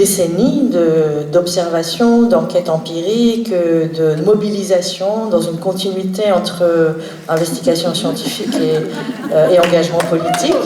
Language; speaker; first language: French; native; French